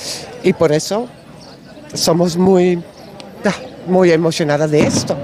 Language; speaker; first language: Spanish; non-native, learner; Dutch